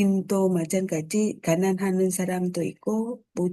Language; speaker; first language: Korean; non-native, learner; Vietnamese